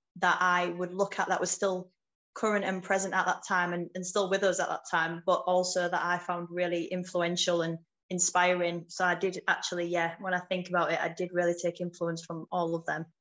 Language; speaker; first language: English; native; English